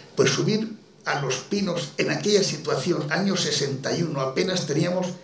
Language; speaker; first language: Spanish; native; Spanish